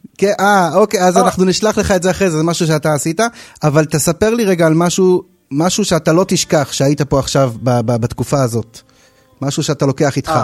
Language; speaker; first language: Hebrew; native; Hebrew